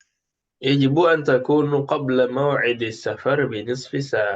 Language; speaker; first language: Arabic; non-native, fluent; Indonesian